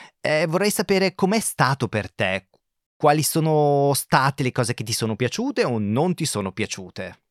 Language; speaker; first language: Italian; native; Italian